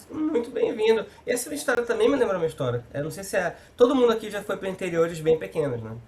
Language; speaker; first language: Portuguese; native; Portuguese